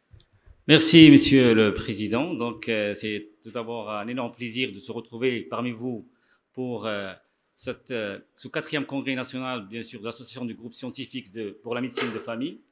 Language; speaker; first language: French; non-native, local second language; Arabic